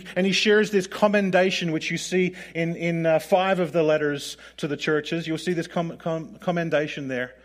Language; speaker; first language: English; native; English